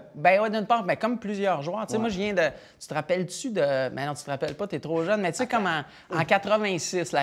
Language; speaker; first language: French; native; French